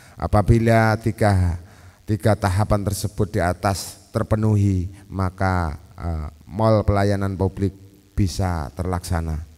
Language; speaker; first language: Indonesian; native; Indonesian